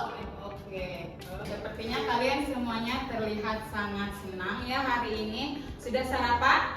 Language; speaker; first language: Indonesian; native; Indonesian